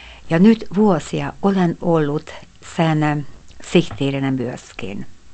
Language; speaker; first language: Finnish; non-native, fluent; Hungarian